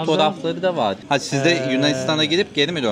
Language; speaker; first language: Turkish; native; Turkish